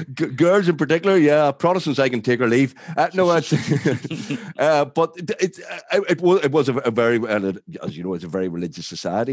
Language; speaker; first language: English; native; English